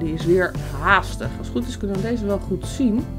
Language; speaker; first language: Dutch; native; Dutch